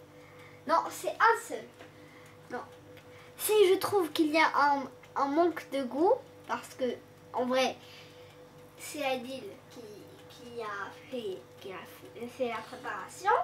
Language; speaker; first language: French; non-native, local second language; Arabic